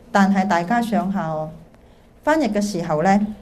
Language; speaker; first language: Cantonese; early bilingual, heritage; Cantonese